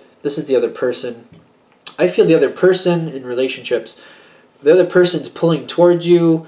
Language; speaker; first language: English; native; English